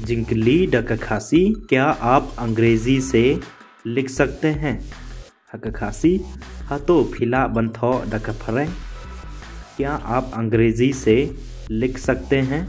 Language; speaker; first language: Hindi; non-native, local second language; Khasi